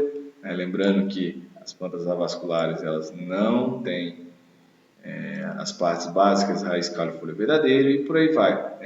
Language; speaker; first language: Portuguese; native; Portuguese